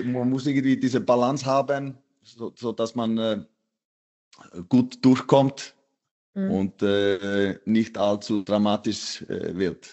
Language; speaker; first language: German; non-native, fluent; Icelandic